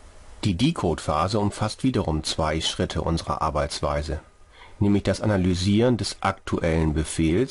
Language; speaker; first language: German; native; German